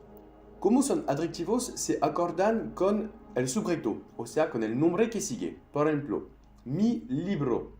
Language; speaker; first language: Spanish; non-native, fluent; French